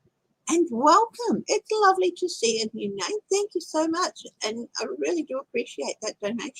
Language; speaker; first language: English; native; English